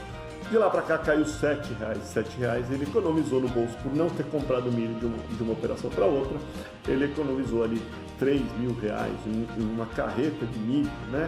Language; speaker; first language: Portuguese; native; Portuguese